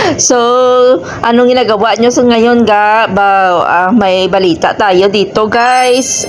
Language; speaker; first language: Filipino; non-native, local second language; Hiligaynon